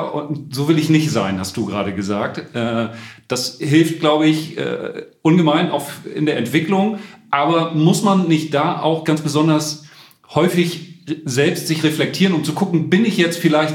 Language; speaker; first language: German; native; German